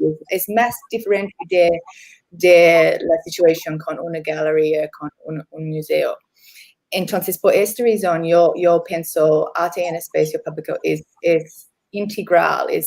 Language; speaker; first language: Spanish; non-native, learner; English